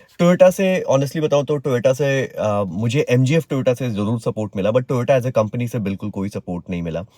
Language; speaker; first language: Hindi; native; Hindi